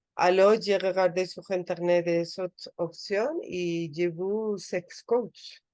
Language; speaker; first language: French; non-native, learner; Spanish